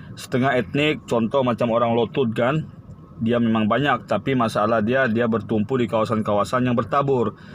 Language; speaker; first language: Malay; native; Malay